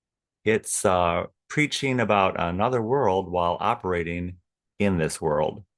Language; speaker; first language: English; native; English